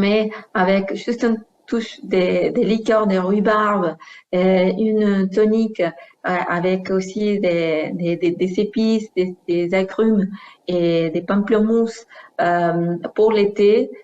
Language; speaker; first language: French; non-native, fluent; Spanish